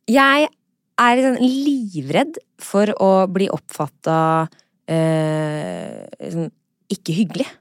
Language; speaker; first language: Norwegian; native; Norwegian